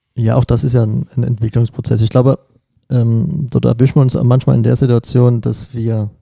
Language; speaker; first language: German; native; German